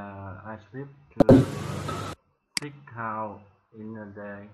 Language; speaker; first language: English; non-native, learner; Vietnamese